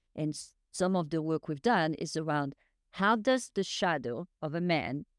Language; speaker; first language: English; non-native, fluent; French